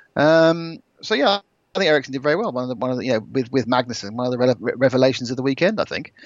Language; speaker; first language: English; native; English